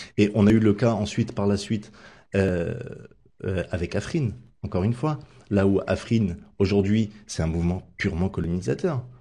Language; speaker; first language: French; native; French